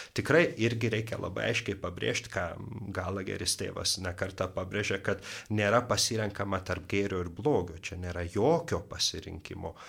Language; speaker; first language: Lithuanian; native; Lithuanian